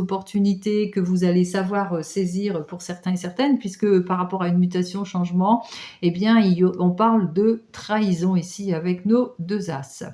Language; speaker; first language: French; native; French